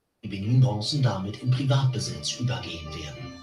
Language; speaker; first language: German; native; German